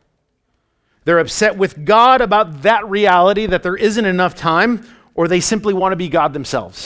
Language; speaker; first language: English; native; English